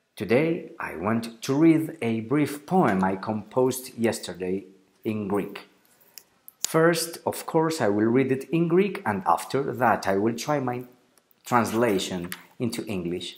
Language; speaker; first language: English; non-native, fluent; Greek